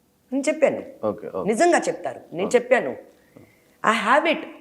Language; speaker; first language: Telugu; non-native, learner; Hindi